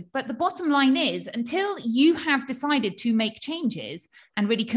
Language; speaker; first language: English; native; English